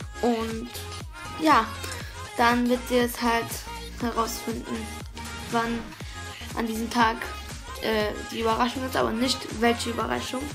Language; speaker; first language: German; early bilingual, other home language; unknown